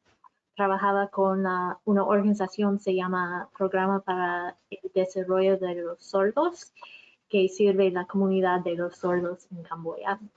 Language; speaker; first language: Spanish; non-native, fluent; English